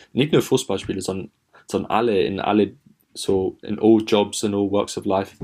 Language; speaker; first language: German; non-native, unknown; English